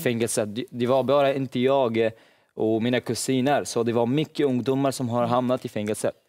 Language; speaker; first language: Swedish; non-native, learner; Arabic